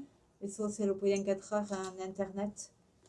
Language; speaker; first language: Spanish; non-native, local second language; French